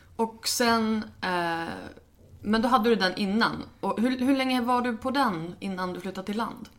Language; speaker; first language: Swedish; native; Swedish